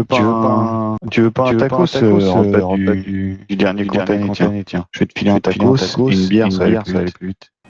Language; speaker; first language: French; native; French